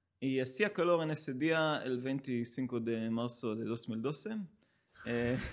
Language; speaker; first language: Spanish; non-native, learner; Hebrew